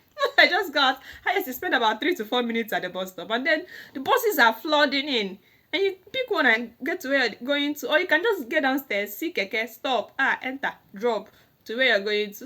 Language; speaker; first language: English; non-native, local second language; Igbo